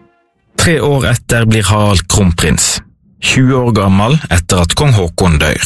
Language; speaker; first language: Norwegian; native; Norwegian